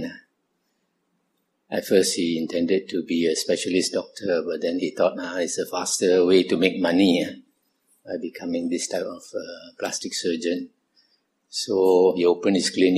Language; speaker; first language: English; non-native, local second language; Min Nan Chinese